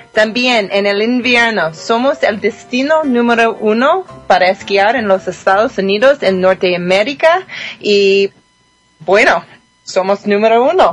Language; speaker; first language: Spanish; non-native, fluent; English